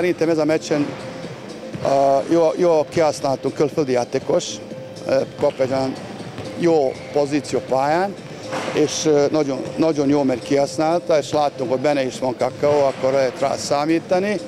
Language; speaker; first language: Hungarian; non-native, learner; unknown